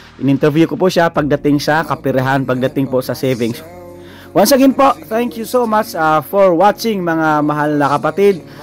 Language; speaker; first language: Filipino; non-native, local second language; Cebuano